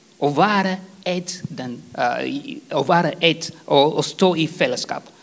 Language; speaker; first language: Swedish; non-native, fluent; Tigrinya